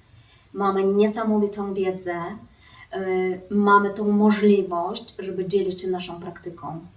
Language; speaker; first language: Polish; non-native, fluent; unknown